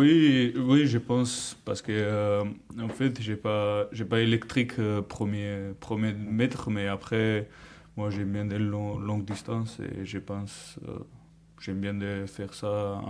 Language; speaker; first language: French; non-native, learner; Georgian